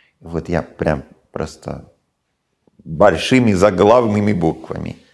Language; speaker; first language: Russian; non-native, fluent; English